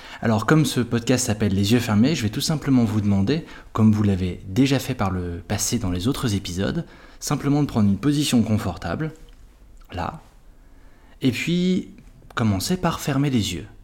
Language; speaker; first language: French; native; French